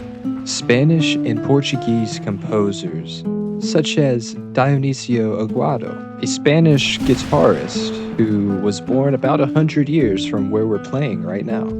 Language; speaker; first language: English; native; English